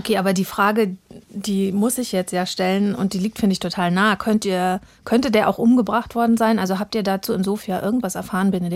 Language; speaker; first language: German; native; German